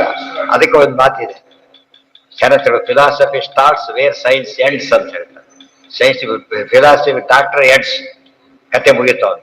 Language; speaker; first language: Kannada; native; Kannada